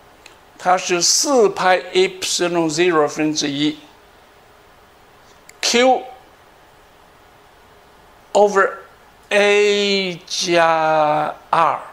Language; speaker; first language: Chinese; native; Chinese